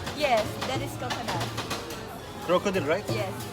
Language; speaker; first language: English; non-native, learner; Khmer